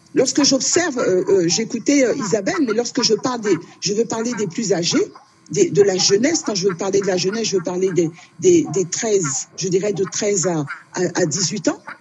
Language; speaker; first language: French; early bilingual, other home language; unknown